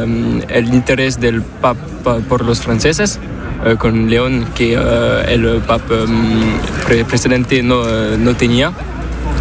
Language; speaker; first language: Spanish; non-native, learner; French